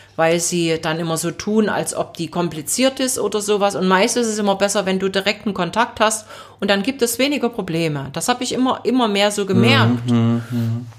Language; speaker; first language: German; native; German